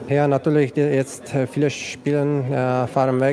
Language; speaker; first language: German; non-native, learner; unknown